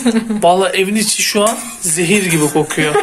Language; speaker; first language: Turkish; native; Turkish